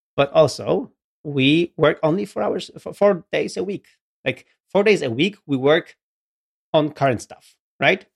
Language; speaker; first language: English; non-native, fluent; Polish